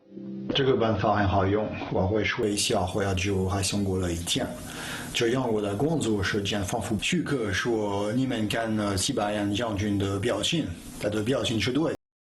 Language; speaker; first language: Chinese; non-native, learner; French